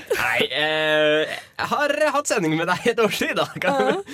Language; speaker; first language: Norwegian; native; Norwegian